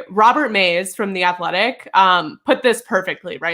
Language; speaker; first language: English; native; English